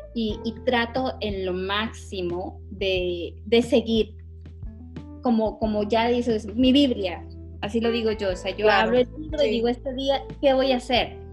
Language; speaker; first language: Spanish; native; Spanish